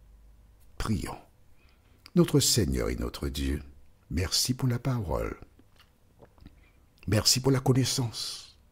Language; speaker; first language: French; native; French